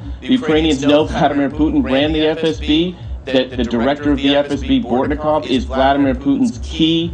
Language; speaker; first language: English; native; English